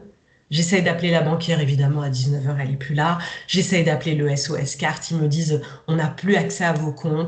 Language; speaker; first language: French; native; French